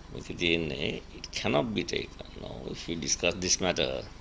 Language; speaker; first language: English; non-native, local second language; Sinhala